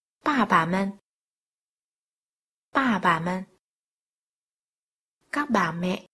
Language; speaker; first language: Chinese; non-native, fluent; Vietnamese